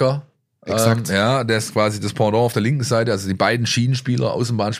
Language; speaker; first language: German; native; German